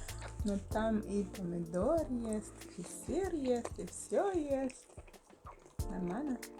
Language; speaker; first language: Russian; non-native, learner; English